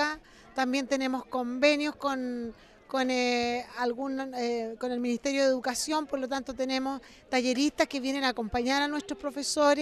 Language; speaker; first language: Spanish; native; Spanish